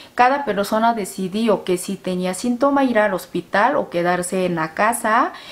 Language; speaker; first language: Spanish; non-native, fluent; Korean